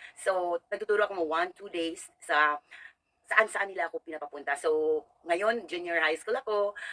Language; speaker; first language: Filipino; native; Filipino